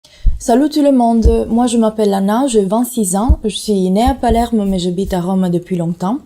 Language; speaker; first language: French; non-native, fluent; Italian